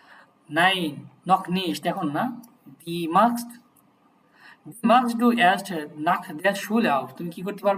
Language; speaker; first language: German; non-native, learner; Bangla